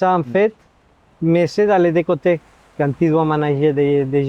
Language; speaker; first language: French; non-native, fluent; Spanish